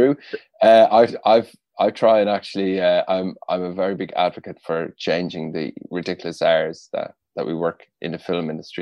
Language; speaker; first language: English; native; English